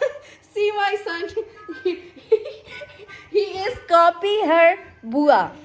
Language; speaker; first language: English; non-native, learner; Hindi